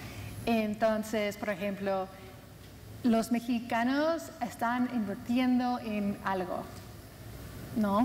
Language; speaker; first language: Spanish; non-native, fluent; English